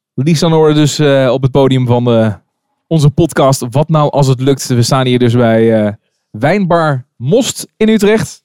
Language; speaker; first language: Dutch; native; Dutch